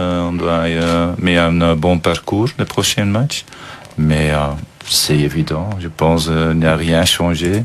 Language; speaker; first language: French; non-native, fluent; Dutch